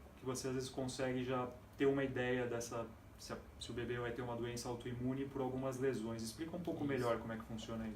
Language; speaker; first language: Portuguese; native; Portuguese